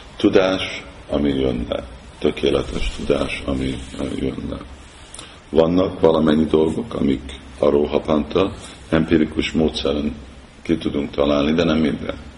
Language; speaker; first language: Hungarian; early bilingual, heritage; Hungarian